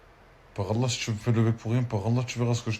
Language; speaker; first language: French; native; French